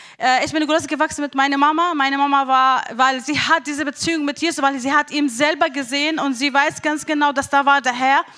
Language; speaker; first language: German; non-native, learner; Arabic